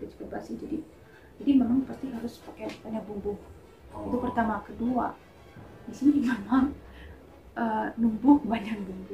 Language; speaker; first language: Indonesian; non-native, fluent; Russian